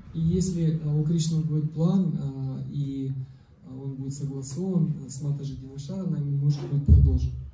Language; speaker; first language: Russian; native; Russian